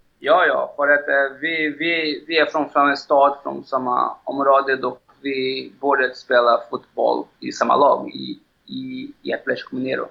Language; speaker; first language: Swedish; non-native, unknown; Portuguese